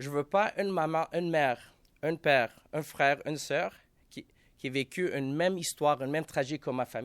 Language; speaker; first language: French; non-native, local second language; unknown